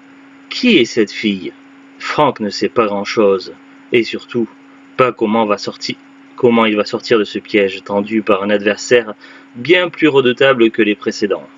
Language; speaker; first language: French; native; French